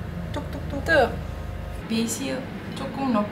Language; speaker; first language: Korean; non-native, learner; Italian